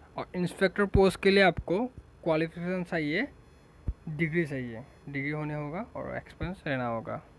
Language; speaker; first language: Hindi; non-native, local second language; Assamese